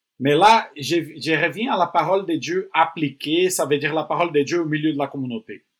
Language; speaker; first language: French; non-native, fluent; Portuguese